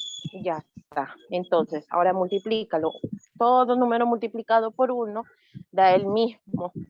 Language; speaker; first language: Spanish; native; Spanish